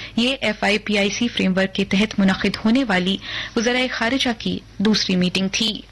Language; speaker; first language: Urdu; non-native, local second language; Hindi